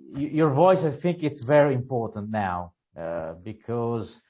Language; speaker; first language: English; non-native, fluent; Italian